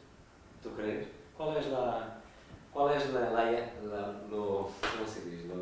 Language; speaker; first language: Spanish; non-native, fluent; Portuguese